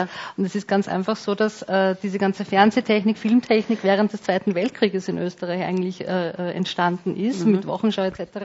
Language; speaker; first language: German; native; German